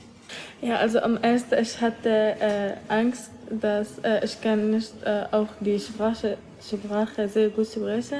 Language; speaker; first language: German; non-native, learner; Arabic